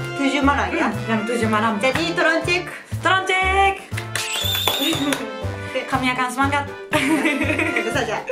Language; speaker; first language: Indonesian; non-native, learner; Japanese